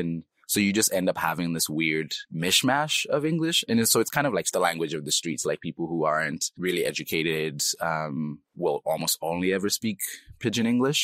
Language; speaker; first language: English; native; English